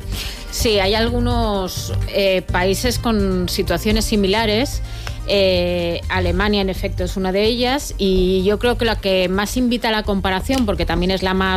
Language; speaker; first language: Spanish; native; Spanish